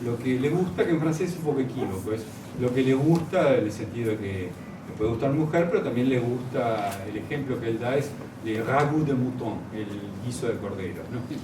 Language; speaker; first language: Spanish; native; Spanish